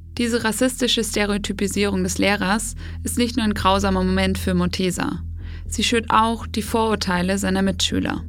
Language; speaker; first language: German; native; German